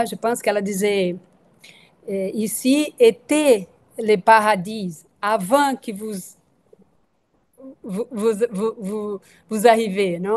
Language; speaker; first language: French; non-native, fluent; Portuguese